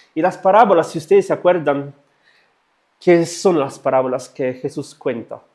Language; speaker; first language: Spanish; non-native, fluent; Italian